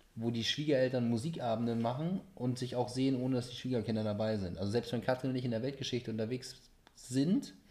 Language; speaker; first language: German; native; German